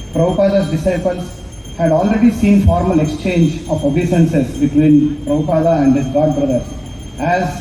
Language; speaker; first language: English; non-native, local second language; Telugu